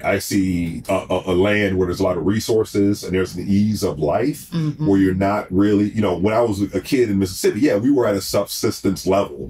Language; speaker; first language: English; native; English